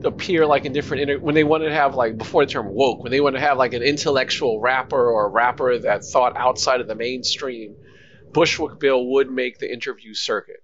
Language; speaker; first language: English; native; English